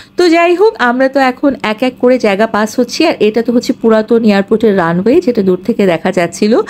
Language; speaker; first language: Bangla; native; Bangla